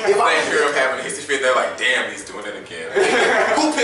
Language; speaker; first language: English; native; English